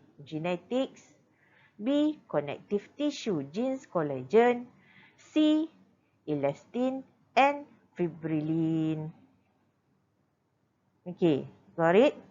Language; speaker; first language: English; non-native, local second language; Malay